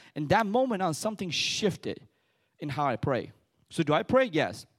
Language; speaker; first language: English; early bilingual, other home language; Chinese